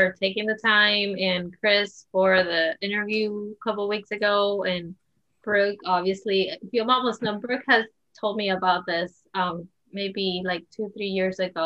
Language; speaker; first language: English; non-native, fluent; Spanish